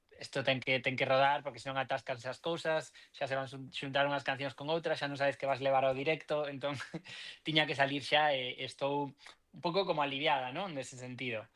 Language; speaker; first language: Galician; non-native, local second language; Spanish